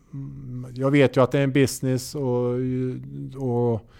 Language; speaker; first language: Swedish; native; Swedish